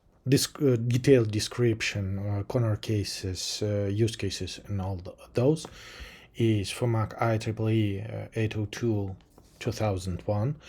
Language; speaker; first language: English; non-native, fluent; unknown